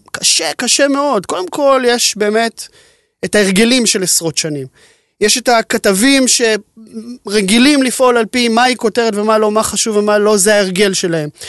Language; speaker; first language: Hebrew; native; Hebrew